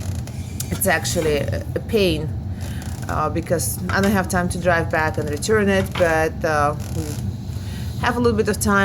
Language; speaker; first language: English; non-native, fluent; Russian